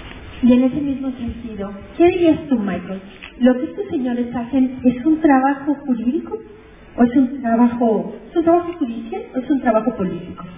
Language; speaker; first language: Spanish; native; Spanish